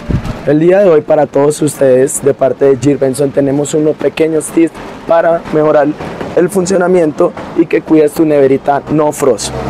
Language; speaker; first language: Spanish; native; Spanish